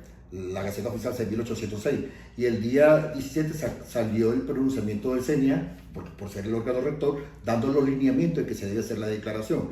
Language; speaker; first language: Spanish; native; Spanish